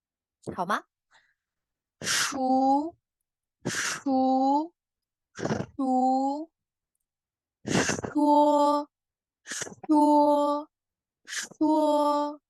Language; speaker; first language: Chinese; non-native, fluent; Indonesian